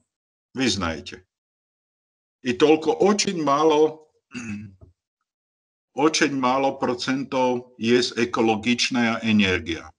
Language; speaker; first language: Russian; non-native, learner; Slovak